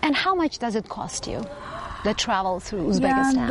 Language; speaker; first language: English; non-native, fluent; Uzbek